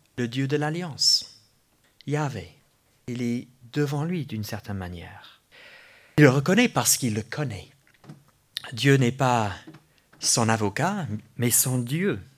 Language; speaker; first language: French; non-native, fluent; English